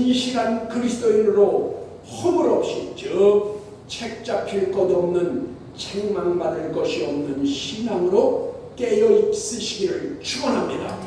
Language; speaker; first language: Korean; native; Korean